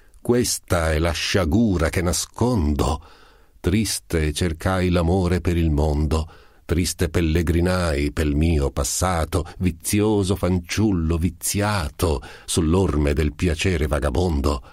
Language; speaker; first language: Italian; native; Italian